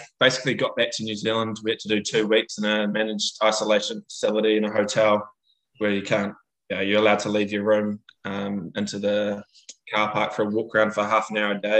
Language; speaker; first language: English; native; English